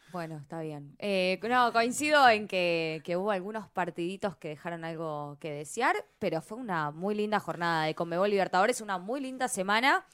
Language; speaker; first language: Spanish; native; Spanish